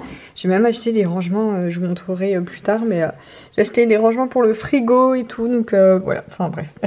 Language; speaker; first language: French; native; French